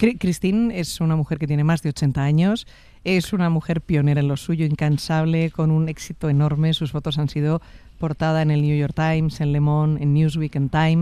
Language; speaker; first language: Spanish; native; Spanish